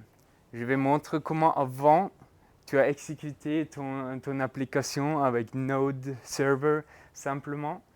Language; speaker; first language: French; non-native, fluent; Norwegian